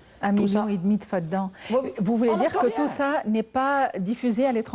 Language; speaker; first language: French; non-native, local second language; Arabic